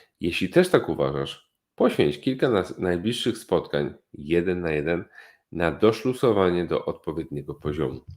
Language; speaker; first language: Polish; native; Polish